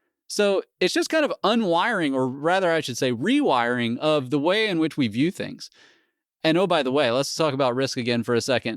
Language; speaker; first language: English; native; English